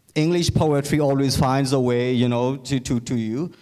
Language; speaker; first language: English; non-native, fluent; Burmese